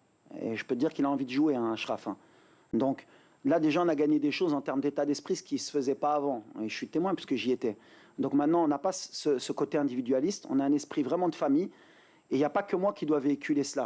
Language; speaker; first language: French; native; French